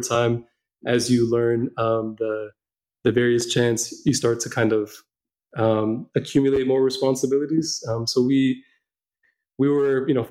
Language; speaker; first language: English; non-native, local second language; Amharic